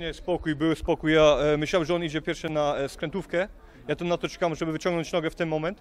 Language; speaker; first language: Polish; early bilingual, heritage; Polish